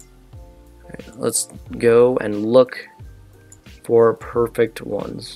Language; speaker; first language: English; native; English